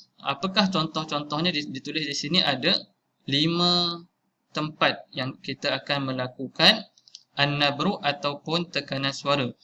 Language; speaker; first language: Malay; native; Malay